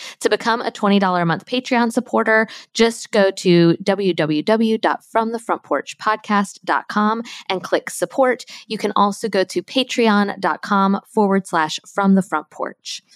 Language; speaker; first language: English; native; English